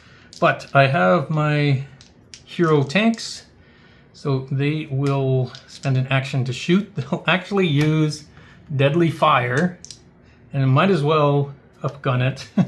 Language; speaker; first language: English; native; English